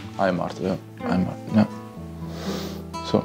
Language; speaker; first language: German; non-native, learner; Italian